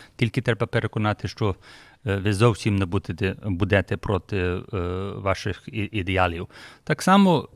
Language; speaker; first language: Ukrainian; early bilingual, heritage; Ukrainian